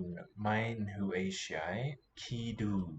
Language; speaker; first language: Welsh; non-native, learner; English